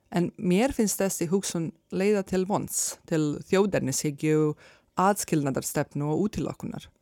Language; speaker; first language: Icelandic; non-native, fluent; Serbian